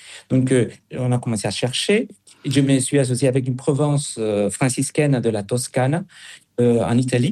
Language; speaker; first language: French; non-native, fluent; Spanish